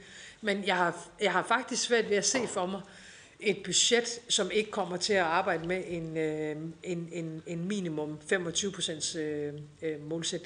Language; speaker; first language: Danish; native; Danish